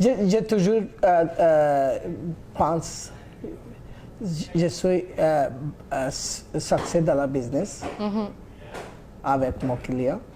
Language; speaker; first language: French; non-native, learner; Bangla